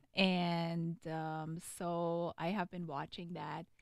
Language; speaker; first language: English; non-native, fluent; Persian